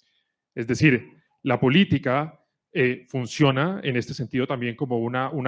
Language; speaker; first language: Spanish; native; Spanish